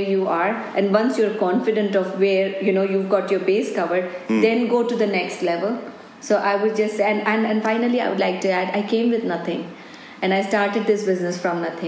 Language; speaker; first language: English; non-native, local second language; Hindi